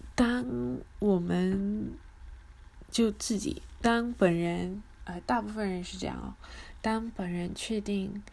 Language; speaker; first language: Chinese; early bilingual, other home language; English